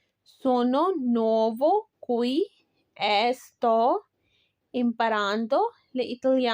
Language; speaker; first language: Italian; non-native, fluent; Urdu